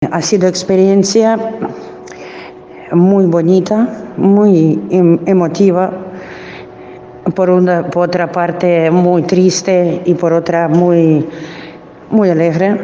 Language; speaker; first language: Spanish; non-native, fluent; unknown